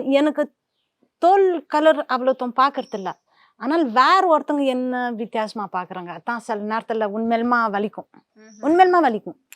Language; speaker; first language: Tamil; non-native, local second language; French